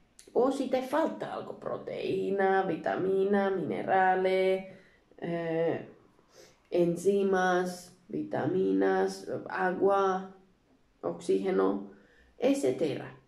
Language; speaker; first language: Spanish; non-native, learner; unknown